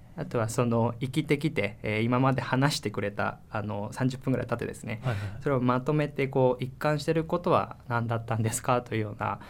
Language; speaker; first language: Japanese; native; Japanese